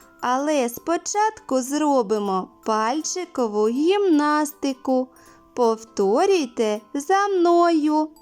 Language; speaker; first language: Ukrainian; native; Ukrainian